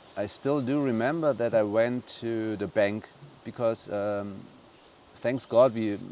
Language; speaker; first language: English; non-native, fluent; German